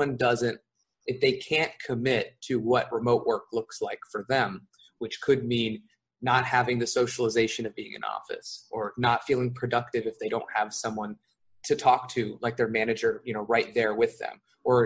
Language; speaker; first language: English; native; English